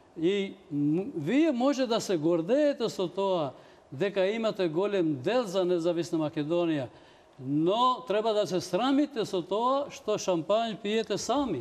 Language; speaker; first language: Macedonian; non-native, local second language; Albanian